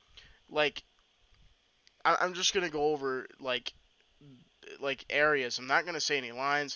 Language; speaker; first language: English; native; English